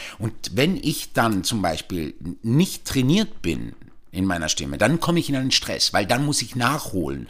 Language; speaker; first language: German; non-native, fluent; Italian